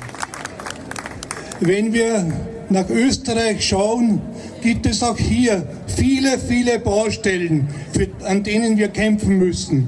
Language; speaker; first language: German; native; German